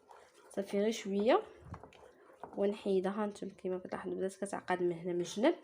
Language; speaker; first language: Arabic; native; Arabic